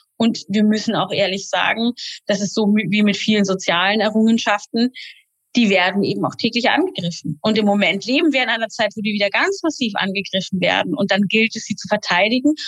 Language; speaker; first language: German; native; German